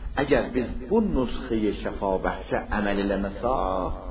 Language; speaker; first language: Persian; non-native, local second language; Azerbaijani